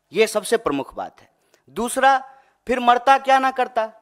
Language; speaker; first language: Hindi; native; Hindi